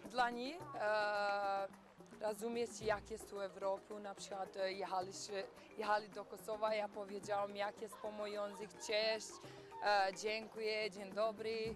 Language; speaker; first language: Polish; non-native, learner; Albanian